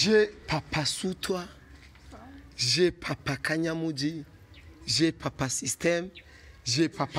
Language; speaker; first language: French; non-native, local second language; Rundi